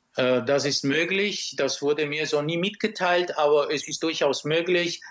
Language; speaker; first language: German; early bilingual, other home language; Romanian